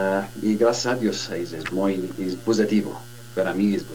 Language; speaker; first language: Spanish; non-native, learner; Arabic